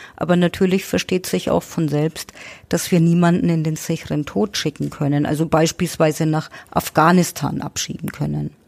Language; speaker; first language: German; native; German